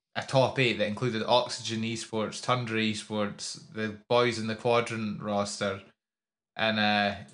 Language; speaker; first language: English; native; English